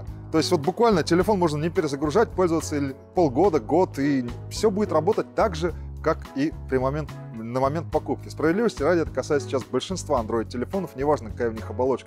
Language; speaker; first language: Russian; native; Russian